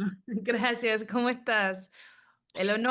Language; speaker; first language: Spanish; early bilingual, heritage; English